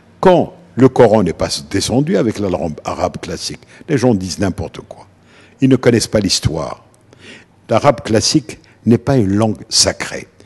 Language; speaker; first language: French; non-native, local second language; Arabic